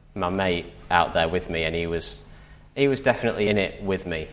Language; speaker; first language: English; native; English